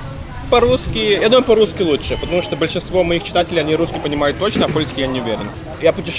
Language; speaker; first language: Russian; non-native, local second language; Ukrainian